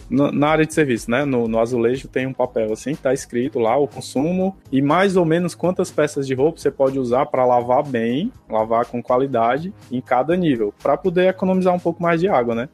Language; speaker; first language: Portuguese; native; Portuguese